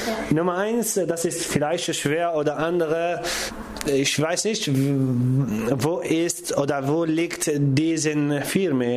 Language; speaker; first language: German; non-native, learner; Kurdish